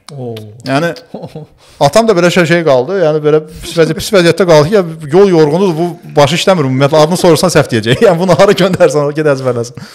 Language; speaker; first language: Azerbaijani; early bilingual, other home language; Turkish